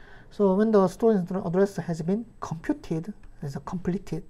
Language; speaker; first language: English; non-native, fluent; Korean